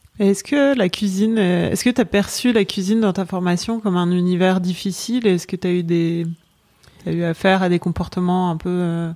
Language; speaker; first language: French; native; French